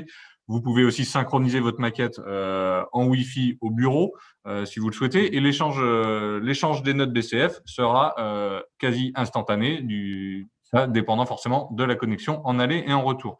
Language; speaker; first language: French; native; French